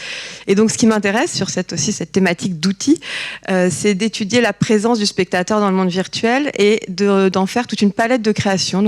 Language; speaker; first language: French; native; French